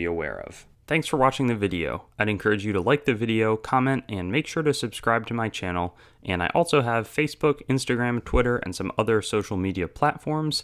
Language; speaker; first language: English; native; English